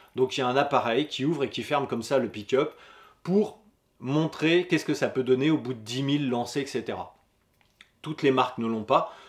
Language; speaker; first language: French; native; French